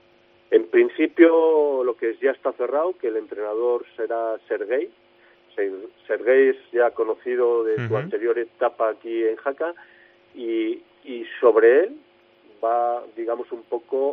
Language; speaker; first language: Spanish; native; Spanish